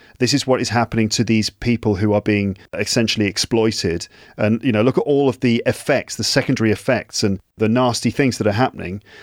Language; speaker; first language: English; native; English